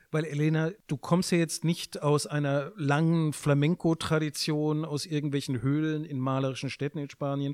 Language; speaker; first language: German; native; German